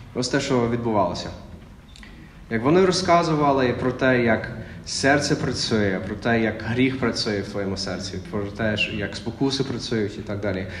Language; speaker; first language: Ukrainian; non-native, fluent; English